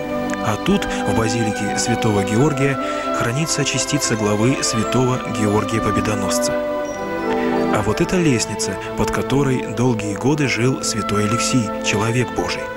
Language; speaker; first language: Russian; native; Russian